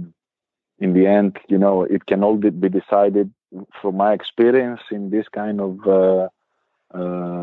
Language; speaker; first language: English; non-native, fluent; Greek